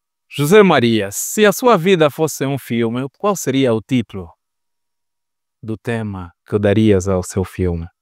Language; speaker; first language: Portuguese; native; Portuguese